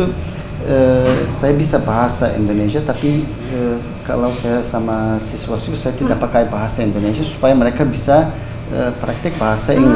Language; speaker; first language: Indonesian; non-native, fluent; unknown